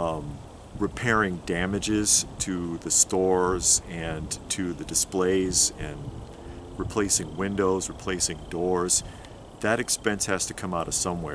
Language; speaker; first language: English; native; English